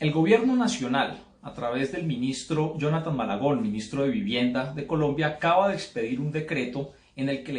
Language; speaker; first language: Spanish; native; Spanish